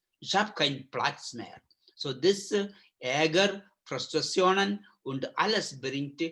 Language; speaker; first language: German; non-native, learner; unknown